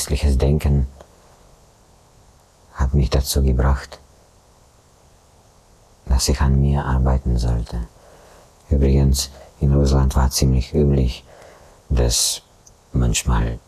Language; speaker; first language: German; non-native, fluent; Russian